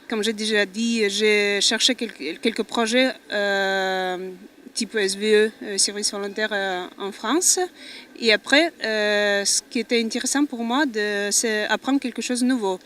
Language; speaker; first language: French; non-native, fluent; Russian